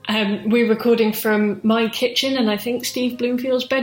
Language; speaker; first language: English; native; English